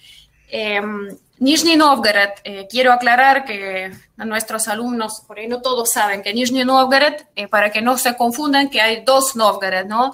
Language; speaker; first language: Spanish; non-native, fluent; Russian